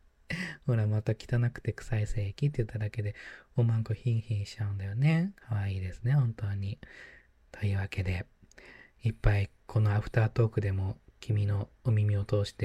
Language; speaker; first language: Japanese; native; Japanese